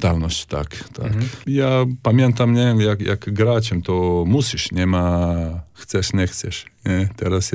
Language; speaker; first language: Polish; non-native, learner; Croatian